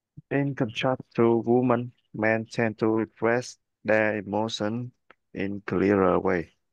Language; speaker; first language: English; non-native, learner; Vietnamese